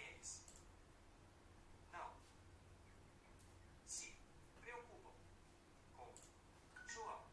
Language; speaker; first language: Portuguese; non-native, learner; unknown